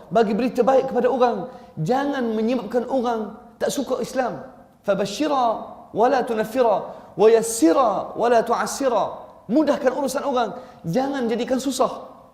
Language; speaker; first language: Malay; non-native, fluent; Arabic